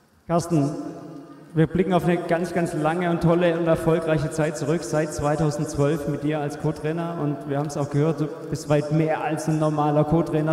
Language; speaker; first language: German; native; German